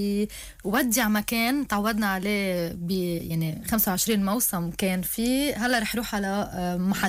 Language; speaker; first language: Arabic; native; Arabic